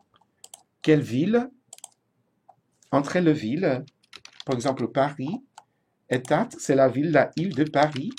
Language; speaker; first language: French; non-native, fluent; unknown